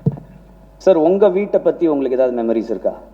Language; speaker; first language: Tamil; native; Tamil